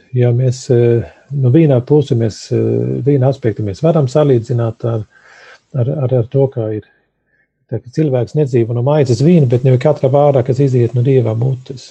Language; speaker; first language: Latvian; early bilingual, heritage; Latvian